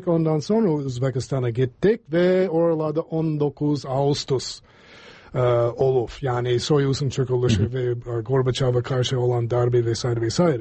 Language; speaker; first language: Turkish; non-native, fluent; English